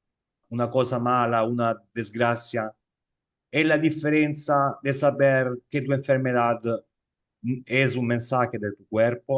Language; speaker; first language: Spanish; non-native, fluent; Italian